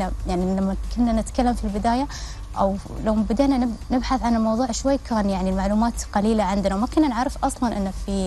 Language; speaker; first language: Arabic; native; Arabic